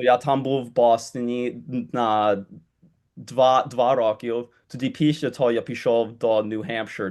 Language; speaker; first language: Ukrainian; early bilingual, heritage; Ukrainian